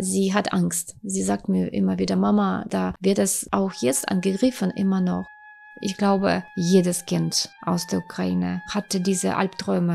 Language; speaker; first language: German; non-native, fluent; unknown